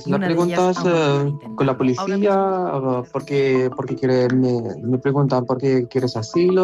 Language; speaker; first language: Spanish; non-native, learner; Arabic